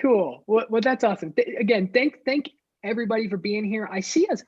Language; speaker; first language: English; native; English